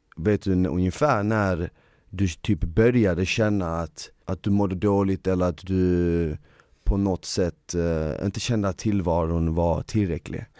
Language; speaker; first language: Swedish; native; Swedish